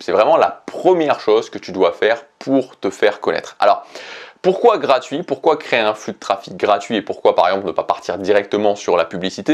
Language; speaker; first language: French; native; French